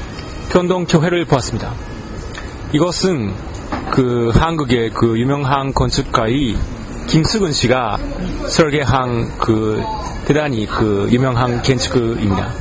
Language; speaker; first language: Korean; non-native, learner; Japanese